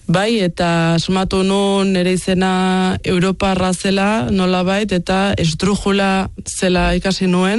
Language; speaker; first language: Basque; early bilingual, other home language; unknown